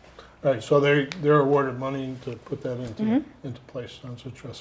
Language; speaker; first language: English; native; English